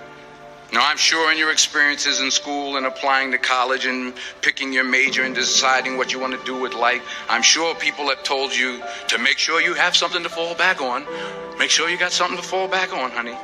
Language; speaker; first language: English; native; English